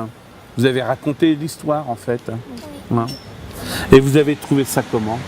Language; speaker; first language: French; native; French